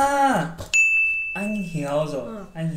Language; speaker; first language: Vietnamese; non-native, learner; Korean